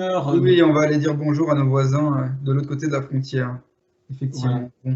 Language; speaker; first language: French; native; French